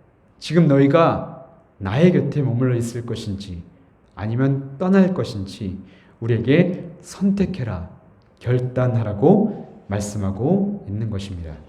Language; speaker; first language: Korean; native; Korean